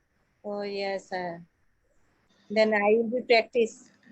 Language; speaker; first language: English; non-native, learner; Assamese